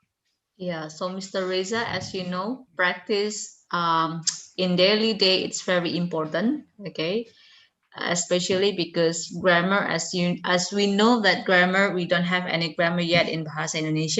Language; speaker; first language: English; non-native, fluent; Indonesian